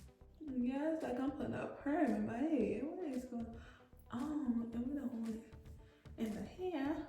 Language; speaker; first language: English; native; English